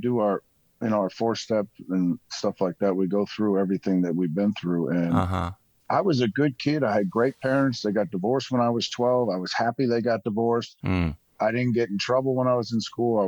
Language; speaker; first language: English; native; English